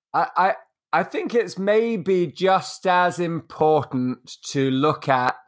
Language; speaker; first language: English; native; English